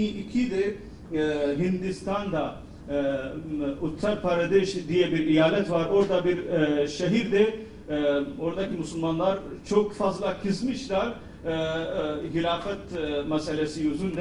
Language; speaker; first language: Turkish; non-native, fluent; Urdu